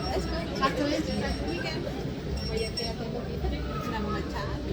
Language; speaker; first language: Danish; non-native, learner; Vietnamese